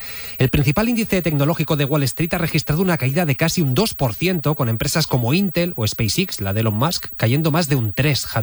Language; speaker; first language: Spanish; native; Spanish